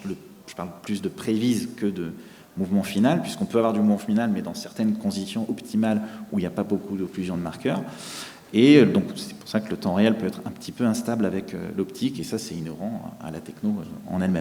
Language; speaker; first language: French; native; French